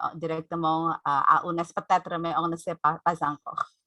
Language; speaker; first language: French; non-native, fluent; Indonesian